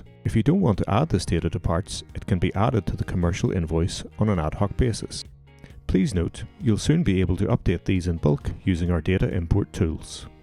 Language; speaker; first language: English; native; English